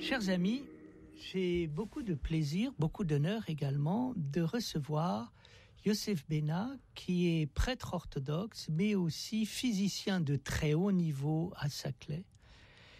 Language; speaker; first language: French; native; French